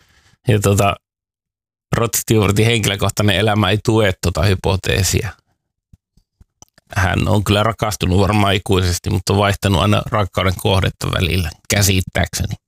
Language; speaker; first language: Finnish; native; Finnish